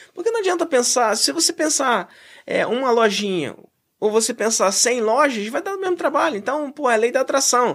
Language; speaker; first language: Portuguese; native; Portuguese